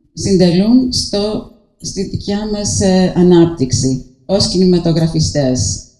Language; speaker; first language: Greek; early bilingual, heritage; Greek